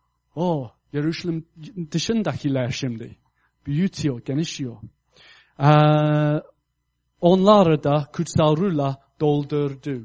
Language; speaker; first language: Turkish; non-native, fluent; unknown